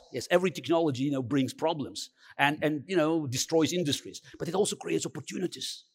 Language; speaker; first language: English; non-native, fluent; Azerbaijani